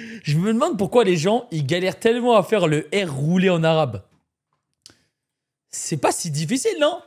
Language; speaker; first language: French; native; French